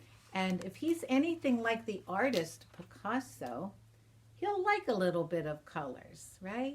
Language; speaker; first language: English; native; English